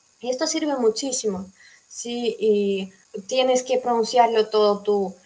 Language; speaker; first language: Spanish; non-native, fluent; Russian